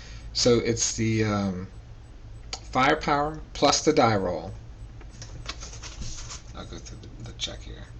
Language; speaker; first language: English; native; English